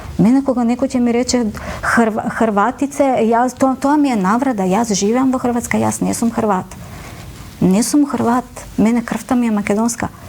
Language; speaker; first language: Macedonian; native; Macedonian